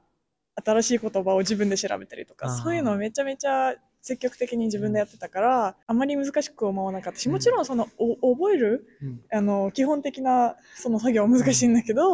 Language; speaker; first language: Japanese; non-native, fluent; Belarusian